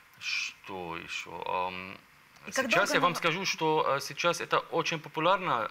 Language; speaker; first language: Russian; non-native, learner; Arabic